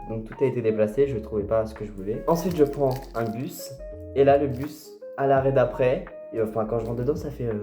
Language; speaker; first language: French; native; French